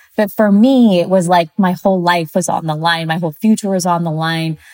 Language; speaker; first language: English; early bilingual, other home language; Spanish